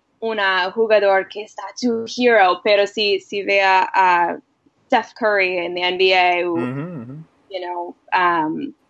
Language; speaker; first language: Spanish; non-native, learner; English